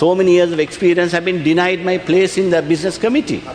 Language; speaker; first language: English; non-native, local second language; Sinhala